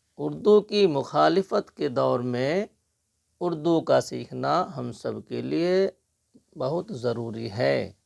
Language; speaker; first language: Urdu; native; Urdu